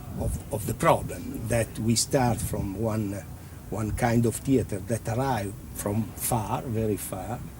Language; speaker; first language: English; non-native, learner; Italian